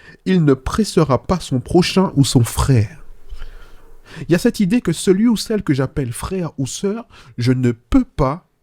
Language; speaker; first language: French; native; French